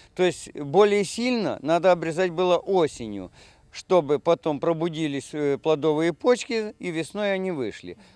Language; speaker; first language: Russian; non-native, local second language; Ukrainian